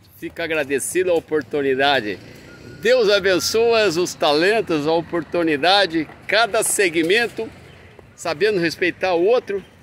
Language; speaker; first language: Portuguese; native; Portuguese